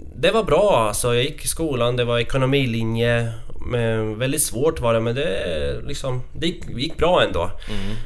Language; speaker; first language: Swedish; non-native, fluent; Latvian